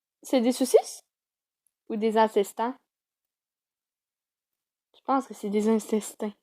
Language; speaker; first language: French; native; French